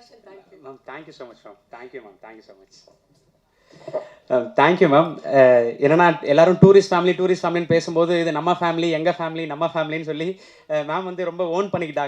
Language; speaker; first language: Tamil; native; Tamil